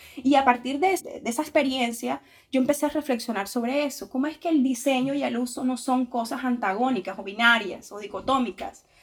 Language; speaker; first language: Spanish; native; Spanish